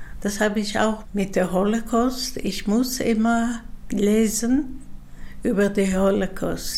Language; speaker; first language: German; non-native, fluent; Dutch